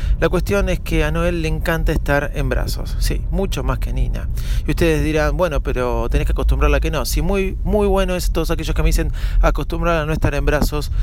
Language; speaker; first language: Spanish; native; Spanish